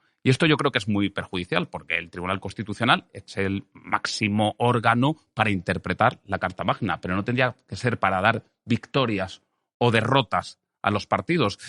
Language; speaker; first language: Spanish; native; Spanish